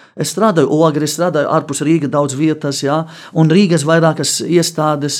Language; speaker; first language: Latvian; non-native, fluent; Arabic